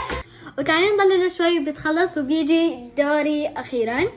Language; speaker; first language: Arabic; native; Arabic